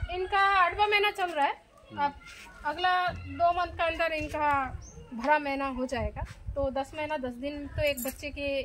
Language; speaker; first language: Hindi; non-native, local second language; Bangla